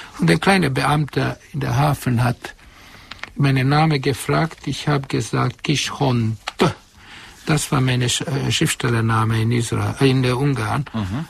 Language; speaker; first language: German; non-native, fluent; Hungarian